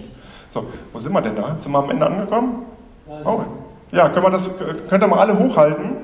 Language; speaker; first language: German; native; German